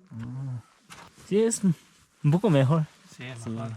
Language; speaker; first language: Spanish; non-native, learner; Korean